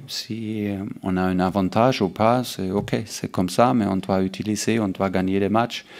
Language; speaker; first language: French; non-native, learner; German